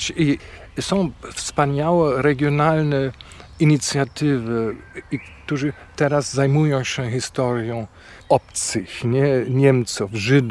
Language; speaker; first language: Polish; non-native, fluent; German